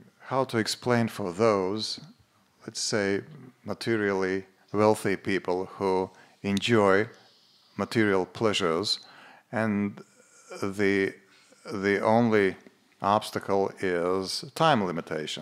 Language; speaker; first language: English; non-native, fluent; Latvian